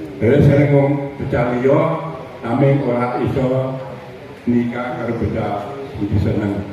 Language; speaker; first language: Javanese; early bilingual, heritage; Javanese